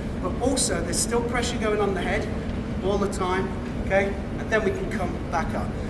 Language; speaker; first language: English; native; English